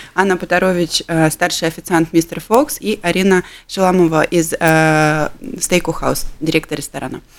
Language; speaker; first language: Russian; native; Russian